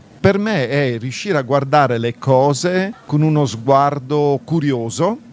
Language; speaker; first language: Italian; native; Italian